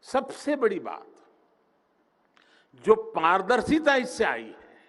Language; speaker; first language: Hindi; non-native, local second language; Gujarati